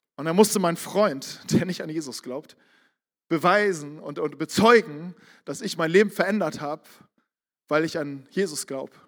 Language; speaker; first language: German; native; German